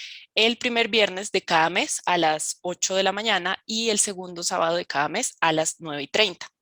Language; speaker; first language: Spanish; native; Spanish